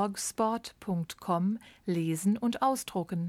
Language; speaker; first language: German; native; German